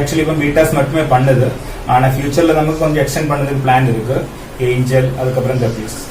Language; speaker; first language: Tamil; non-native, learner; Malayalam